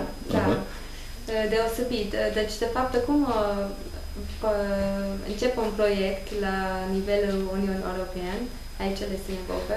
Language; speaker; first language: Romanian; non-native, learner; English